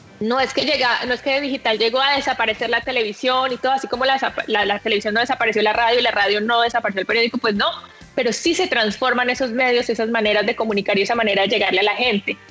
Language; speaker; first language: Spanish; native; Spanish